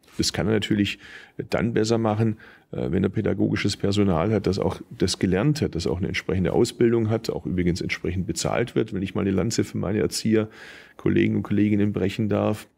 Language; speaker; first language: German; early bilingual, other home language; Turkish